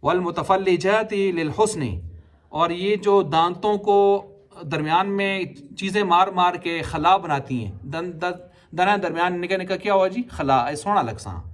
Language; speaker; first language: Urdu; non-native, local second language; Punjabi